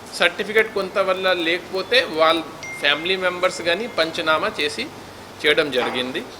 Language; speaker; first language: Telugu; non-native, fluent; Hindi